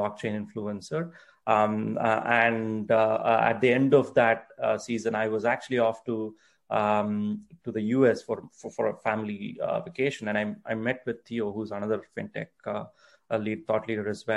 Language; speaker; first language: English; non-native, local second language; Tamil